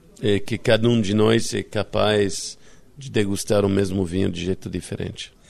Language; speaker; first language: Portuguese; non-native, fluent; English